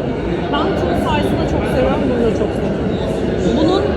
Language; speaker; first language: Turkish; native; Turkish